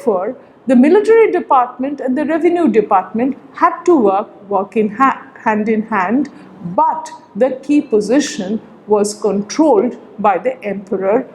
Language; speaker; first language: English; non-native, local second language; Bangla